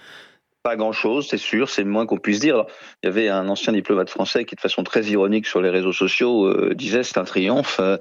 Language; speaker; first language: French; native; French